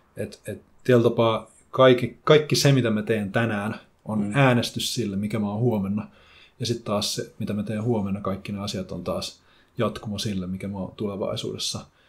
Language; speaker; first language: Finnish; native; Finnish